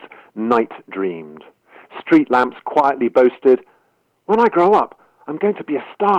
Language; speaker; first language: English; native; English